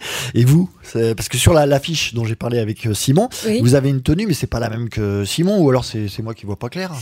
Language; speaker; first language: French; native; French